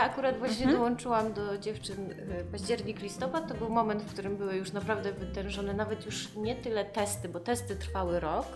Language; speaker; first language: Polish; native; Polish